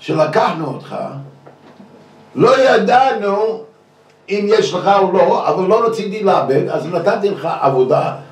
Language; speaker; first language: Hebrew; non-native, fluent; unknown